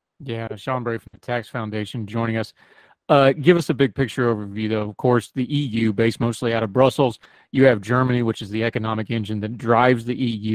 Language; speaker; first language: English; native; English